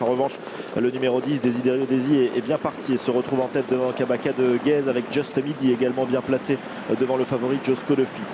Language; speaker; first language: French; native; French